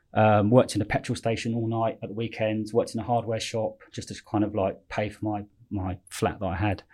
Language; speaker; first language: English; native; English